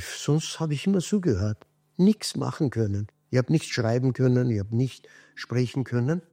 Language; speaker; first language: German; non-native, fluent; Kurdish